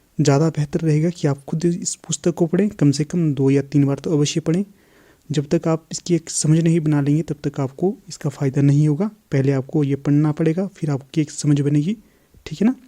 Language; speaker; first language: Hindi; native; Hindi